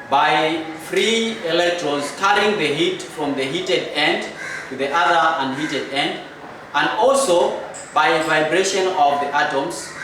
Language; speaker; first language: English; non-native, local second language; Swahili